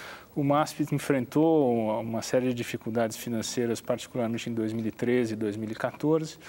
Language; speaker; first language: Portuguese; native; Portuguese